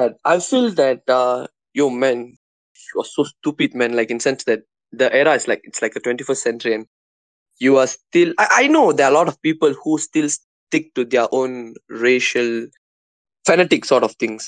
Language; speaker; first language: English; non-native, local second language; Tamil